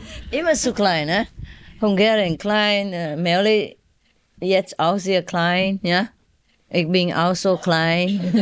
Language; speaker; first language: German; non-native, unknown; Vietnamese